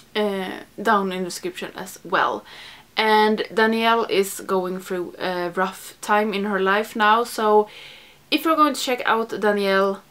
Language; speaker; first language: English; non-native, fluent; Swedish